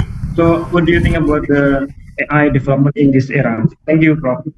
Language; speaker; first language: English; non-native, learner; Indonesian